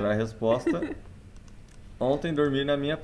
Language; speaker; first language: Portuguese; native; Portuguese